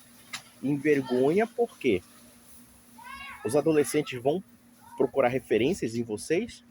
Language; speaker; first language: Portuguese; native; Portuguese